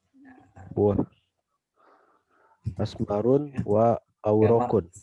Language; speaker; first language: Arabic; non-native, learner; Indonesian